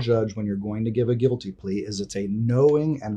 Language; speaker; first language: English; early bilingual, other home language; Spanish